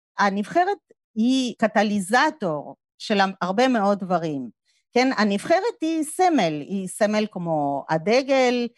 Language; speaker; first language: Hebrew; non-native, fluent; Spanish